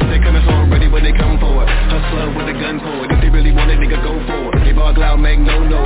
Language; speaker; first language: English; native; English